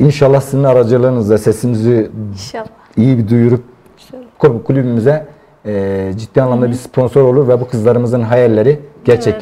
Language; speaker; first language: Turkish; native; Turkish